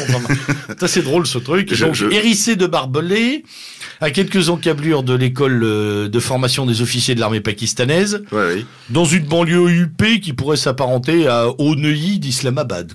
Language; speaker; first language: French; native; French